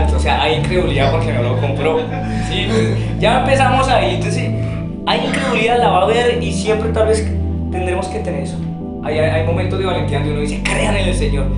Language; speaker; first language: Spanish; native; Spanish